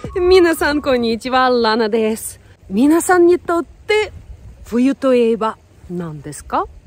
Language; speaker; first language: Japanese; non-native, fluent; Russian